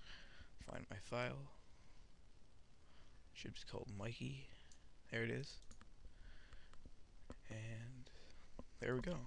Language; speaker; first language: English; native; English